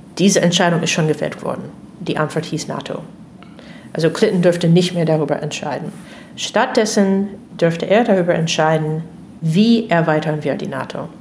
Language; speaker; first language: German; non-native, fluent; English